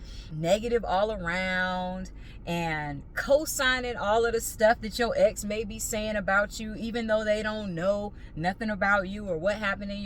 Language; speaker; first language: English; native; English